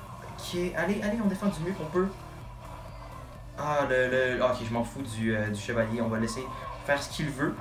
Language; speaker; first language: French; native; French